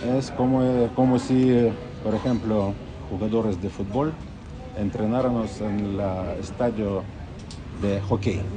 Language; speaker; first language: Spanish; non-native, learner; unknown